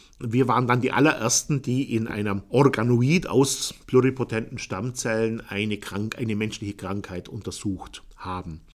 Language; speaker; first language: German; native; German